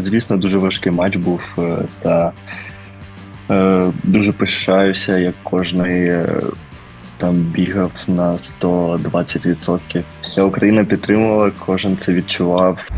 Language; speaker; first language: Ukrainian; early bilingual, heritage; Ukrainian